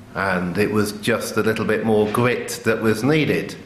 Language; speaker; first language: English; native; English